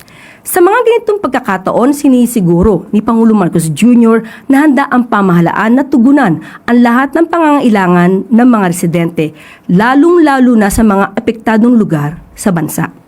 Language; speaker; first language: Filipino; native; Filipino